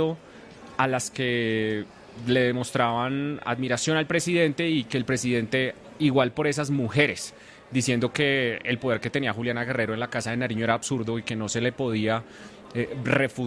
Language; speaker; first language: Spanish; native; Spanish